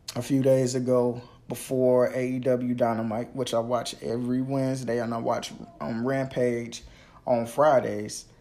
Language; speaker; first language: English; native; English